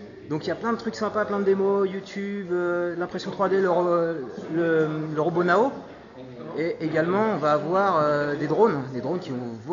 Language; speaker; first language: French; native; French